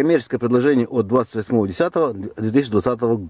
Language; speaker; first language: Russian; native; Russian